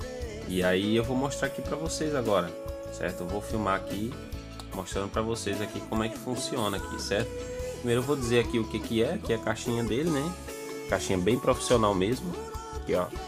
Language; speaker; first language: Portuguese; native; Portuguese